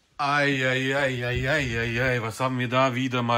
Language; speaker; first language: German; native; German